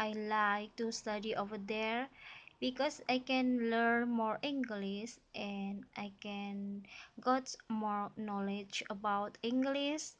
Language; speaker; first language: English; non-native, learner; Indonesian